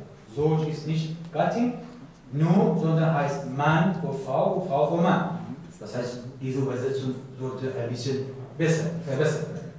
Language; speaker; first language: German; non-native, learner; Persian